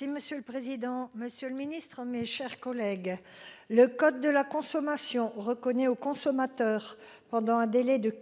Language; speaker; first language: French; native; French